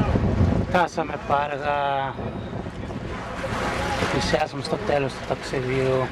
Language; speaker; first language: Greek; native; Greek